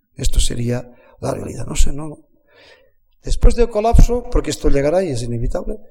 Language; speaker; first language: Spanish; native; Spanish